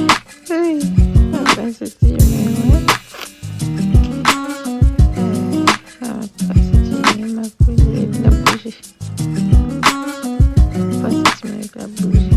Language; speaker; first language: French; non-native, local second language; Haitian Creole